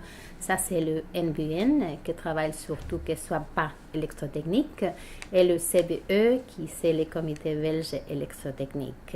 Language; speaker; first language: French; non-native, fluent; Spanish